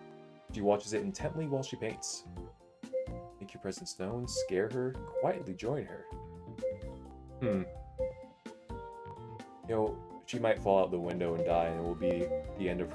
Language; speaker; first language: English; native; English